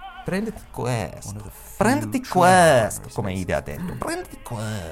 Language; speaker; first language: Italian; non-native, learner; English